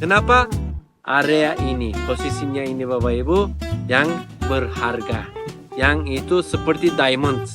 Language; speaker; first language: Indonesian; non-native, learner; Turkish